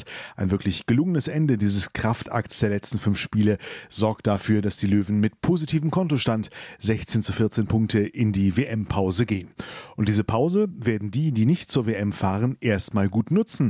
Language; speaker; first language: German; native; German